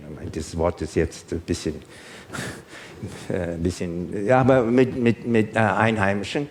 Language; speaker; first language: German; non-native, fluent; English